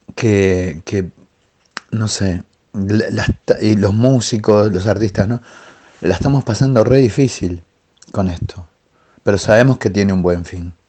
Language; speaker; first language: Spanish; native; Spanish